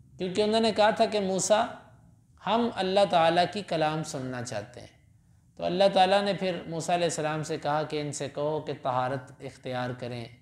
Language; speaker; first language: Urdu; non-native, local second language; Punjabi